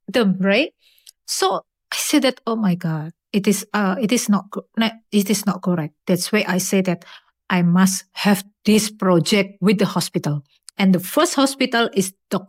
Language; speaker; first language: English; non-native, learner; Indonesian